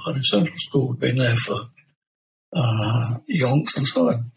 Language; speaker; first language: English; native; English